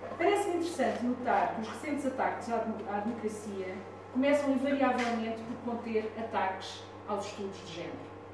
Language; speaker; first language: Portuguese; non-native, fluent; Italian